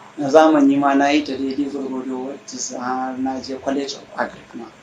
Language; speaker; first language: Hausa; native; Hausa